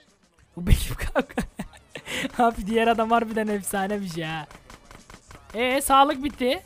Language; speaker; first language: Turkish; native; Turkish